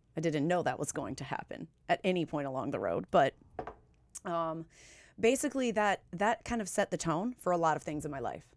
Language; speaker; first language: English; native; English